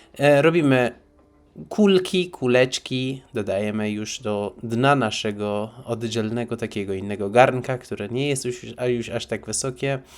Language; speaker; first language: Polish; non-native, fluent; Persian